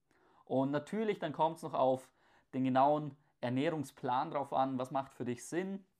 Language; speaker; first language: German; native; German